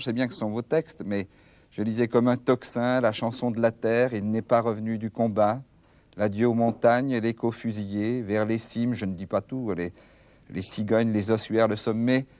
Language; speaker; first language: French; native; French